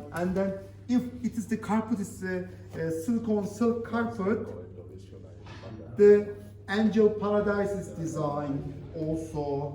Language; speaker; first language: English; non-native, learner; Turkish